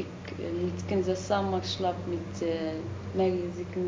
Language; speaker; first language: Dutch; non-native, learner; Arabic